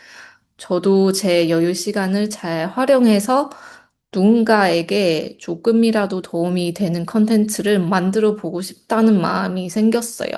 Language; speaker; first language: Korean; non-native, fluent; Chinese